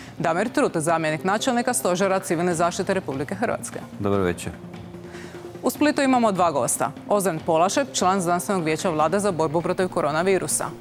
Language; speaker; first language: Croatian; native; Croatian